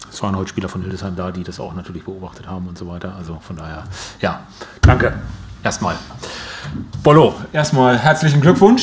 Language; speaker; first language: German; native; German